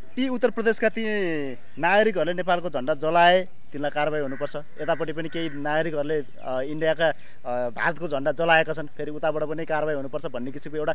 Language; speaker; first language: Nepali; native; Nepali